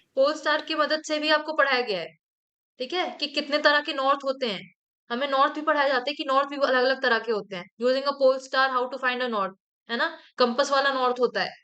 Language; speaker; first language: Hindi; native; Hindi